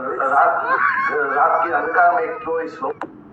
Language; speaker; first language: Hindi; non-native, fluent; Bangla